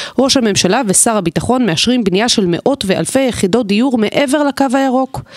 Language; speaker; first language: Hebrew; native; Hebrew